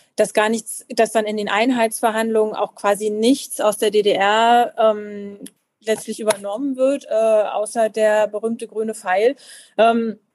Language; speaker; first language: German; native; German